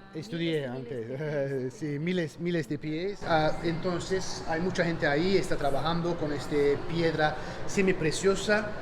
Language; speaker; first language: Spanish; non-native, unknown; Turkish